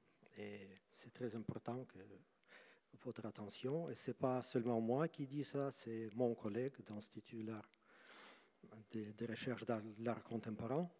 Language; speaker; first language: French; non-native, learner; Ukrainian